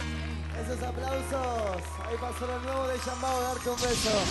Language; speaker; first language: Spanish; native; Spanish